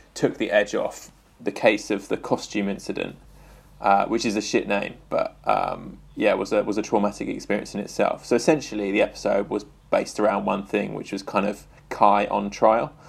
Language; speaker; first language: English; native; English